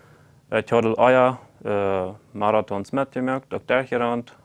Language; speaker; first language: German; non-native, local second language; Plautdietsch